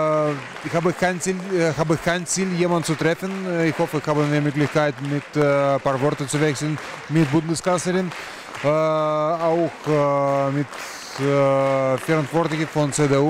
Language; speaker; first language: German; non-native, learner; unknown